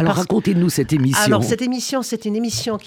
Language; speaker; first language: French; native; French